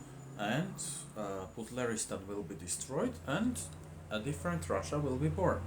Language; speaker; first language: English; non-native, fluent; Armenian